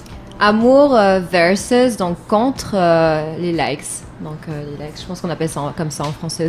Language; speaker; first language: French; native; French